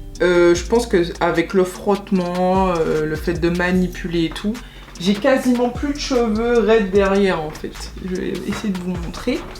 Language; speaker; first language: French; native; French